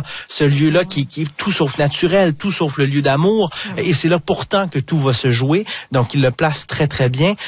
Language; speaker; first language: French; native; French